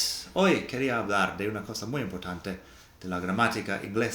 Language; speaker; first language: Spanish; non-native, fluent; English